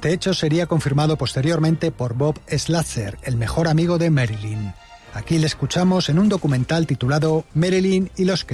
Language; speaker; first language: Spanish; native; Spanish